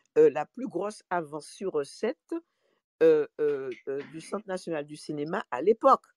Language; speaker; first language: French; native; French